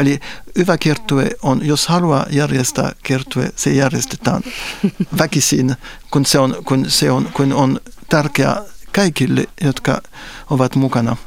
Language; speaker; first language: Finnish; non-native, fluent; French